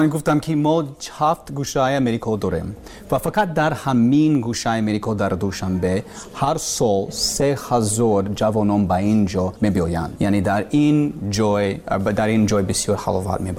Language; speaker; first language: Persian; non-native, learner; English